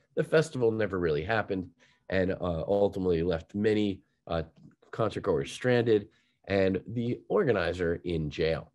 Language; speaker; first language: English; native; English